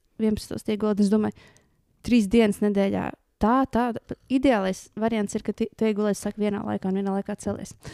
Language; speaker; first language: Latvian; native; Latvian